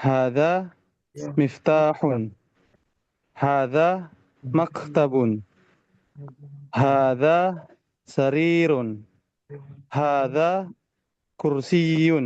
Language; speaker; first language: Arabic; non-native, learner; Indonesian